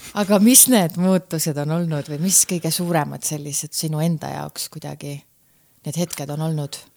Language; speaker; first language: Estonian; native; Estonian